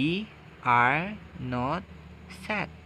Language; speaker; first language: English; non-native, fluent; Indonesian